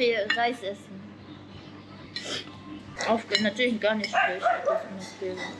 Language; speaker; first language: German; non-native, learner; Japanese